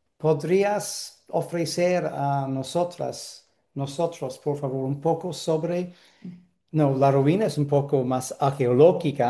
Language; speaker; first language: Spanish; non-native, fluent; English